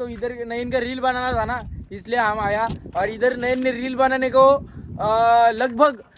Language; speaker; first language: Hindi; non-native, local second language; Marathi